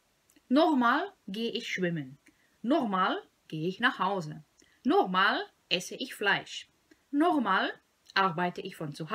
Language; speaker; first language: German; non-native, fluent; Portuguese